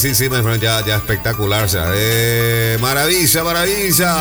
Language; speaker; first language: Spanish; native; Spanish